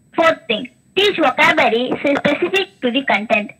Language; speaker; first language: English; non-native, local second language; Tamil